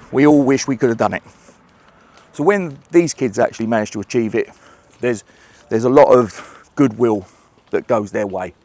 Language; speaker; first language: English; native; English